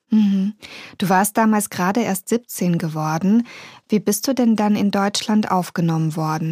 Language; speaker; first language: German; native; German